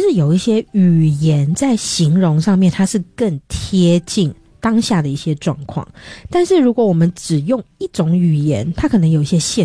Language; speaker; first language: Chinese; non-native, local second language; Min Nan Chinese